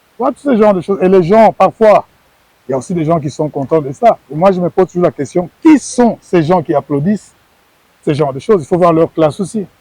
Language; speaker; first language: French; non-native, local second language; Lingala